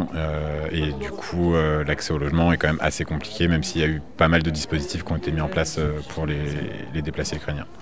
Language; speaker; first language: French; native; French